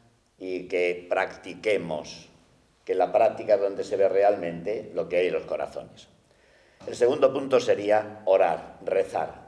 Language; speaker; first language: Spanish; native; Spanish